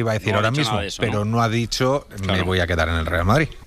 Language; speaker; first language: Spanish; native; Spanish